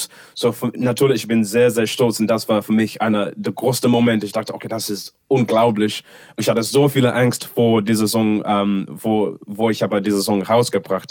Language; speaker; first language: German; non-native, learner; English